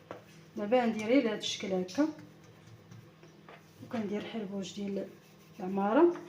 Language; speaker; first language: Arabic; native; Arabic